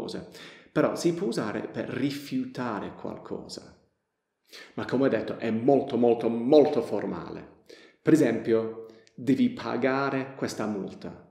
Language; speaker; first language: Italian; non-native, fluent; English